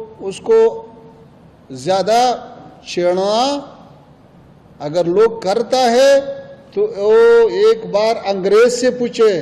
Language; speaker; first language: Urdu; non-native, fluent; Pashto